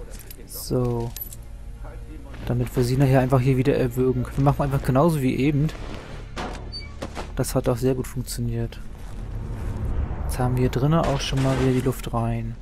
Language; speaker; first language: German; native; German